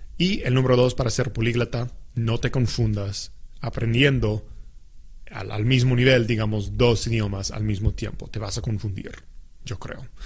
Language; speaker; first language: Spanish; non-native, fluent; English